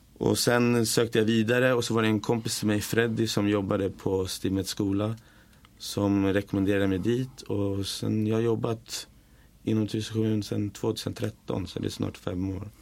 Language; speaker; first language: Swedish; native; Swedish